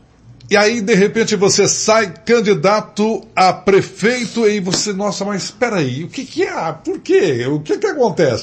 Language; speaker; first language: Portuguese; native; Portuguese